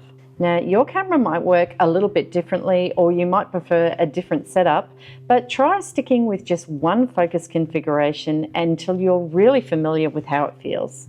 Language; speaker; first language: English; native; English